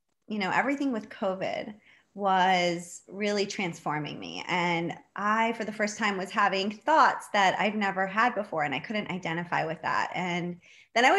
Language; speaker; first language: English; native; English